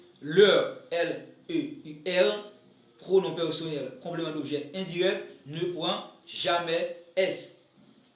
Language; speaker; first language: French; non-native, local second language; Haitian Creole